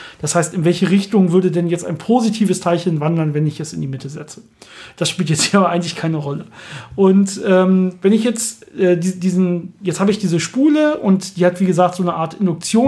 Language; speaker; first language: German; native; German